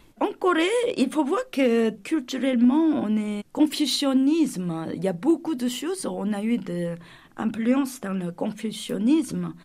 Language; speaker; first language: French; non-native, fluent; Korean